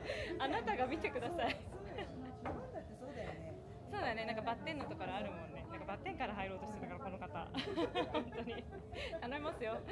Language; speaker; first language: Japanese; native; Japanese